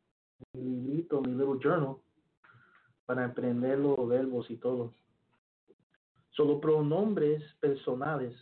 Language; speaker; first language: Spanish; early bilingual, heritage; Spanish